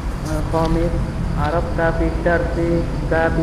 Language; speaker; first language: Arabic; non-native, learner; Indonesian